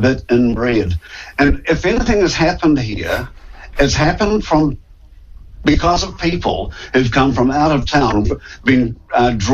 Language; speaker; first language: English; native; English